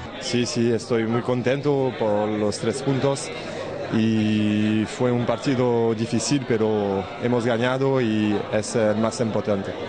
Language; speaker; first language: Spanish; non-native, learner; French